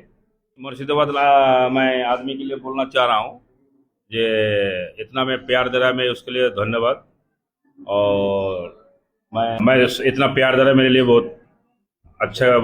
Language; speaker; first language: Hindi; non-native, local second language; Bangla